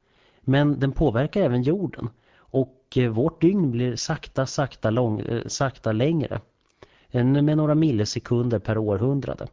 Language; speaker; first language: Swedish; native; Swedish